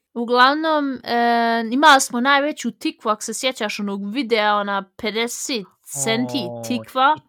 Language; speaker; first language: Bosnian; early bilingual, heritage; Bosnian